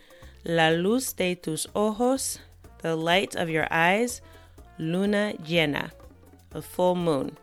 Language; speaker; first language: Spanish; non-native, fluent; English